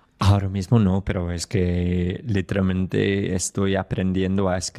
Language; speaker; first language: Spanish; non-native, fluent; English